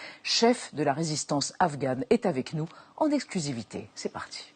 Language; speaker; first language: French; native; French